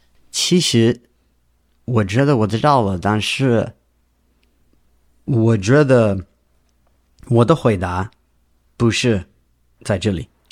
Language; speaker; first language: Chinese; non-native, learner; English